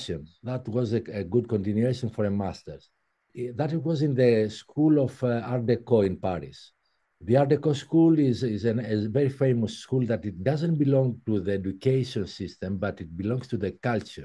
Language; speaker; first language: English; non-native, fluent; Greek